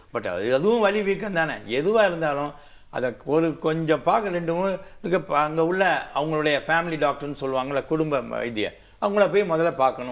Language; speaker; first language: Tamil; native; Tamil